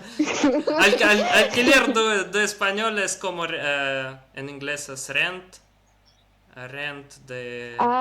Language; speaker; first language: Spanish; non-native, fluent; Russian